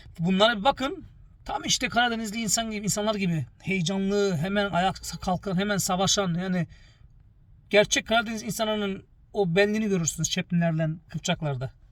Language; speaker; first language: Turkish; early bilingual, heritage; Turkish